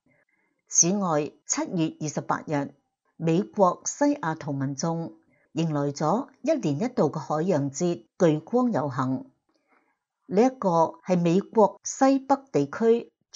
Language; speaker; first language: Chinese; non-native, local second language; Cantonese